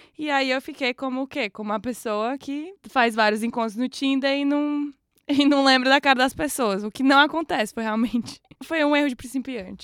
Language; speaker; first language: Portuguese; native; Portuguese